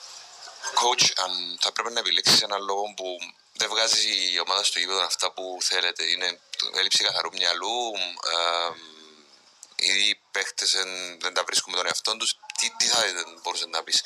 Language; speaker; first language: Greek; native; Greek